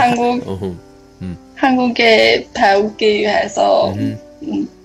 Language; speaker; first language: Korean; non-native, learner; Chinese